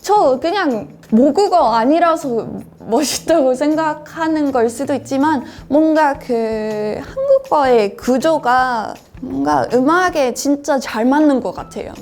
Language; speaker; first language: Korean; non-native, fluent; English